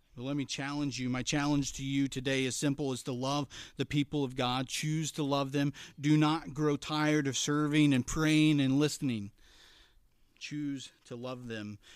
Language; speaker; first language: English; native; English